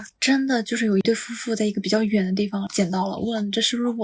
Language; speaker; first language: Chinese; native; Chinese